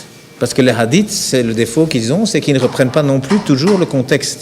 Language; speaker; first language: French; native; French